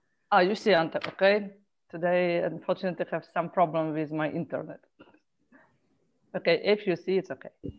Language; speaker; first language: English; non-native, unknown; Polish